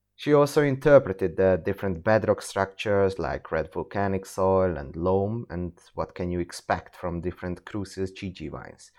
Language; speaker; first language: English; non-native, fluent; Hungarian